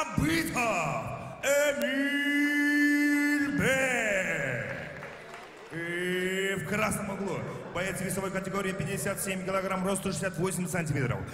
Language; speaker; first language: Russian; non-native, local second language; Kyrgyz